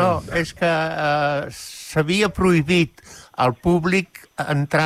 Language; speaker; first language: Catalan; native; Catalan